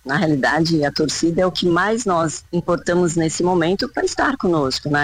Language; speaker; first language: Portuguese; native; Portuguese